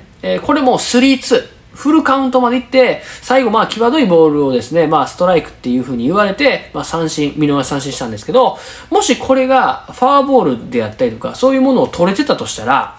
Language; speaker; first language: Japanese; native; Japanese